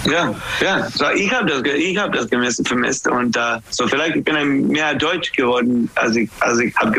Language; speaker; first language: German; non-native, learner; English